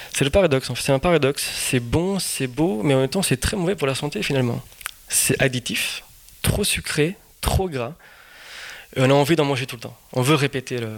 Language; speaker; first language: French; non-native, fluent; Portuguese